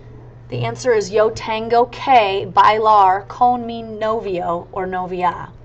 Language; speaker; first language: Spanish; non-native, fluent; English